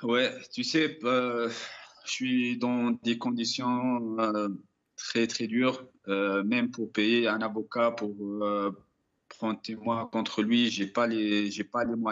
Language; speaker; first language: French; non-native, fluent; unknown